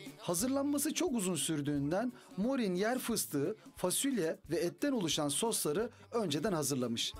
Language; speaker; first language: Turkish; native; Turkish